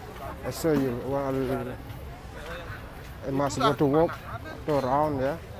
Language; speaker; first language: English; non-native, learner; Indonesian